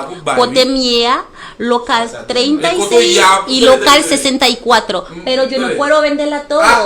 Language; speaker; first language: Spanish; non-native, fluent; Haitian Creole